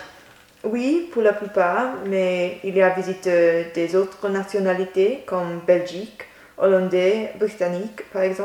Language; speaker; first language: French; non-native, learner; English